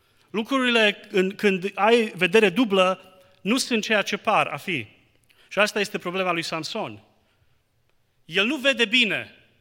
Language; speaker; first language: Romanian; native; Romanian